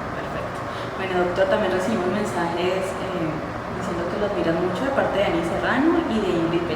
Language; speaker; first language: Spanish; native; Spanish